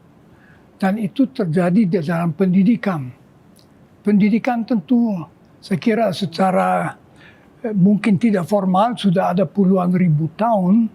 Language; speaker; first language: Indonesian; non-native, fluent; German